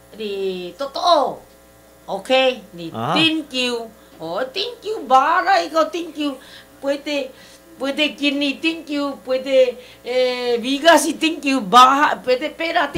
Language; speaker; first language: Filipino; non-native, learner; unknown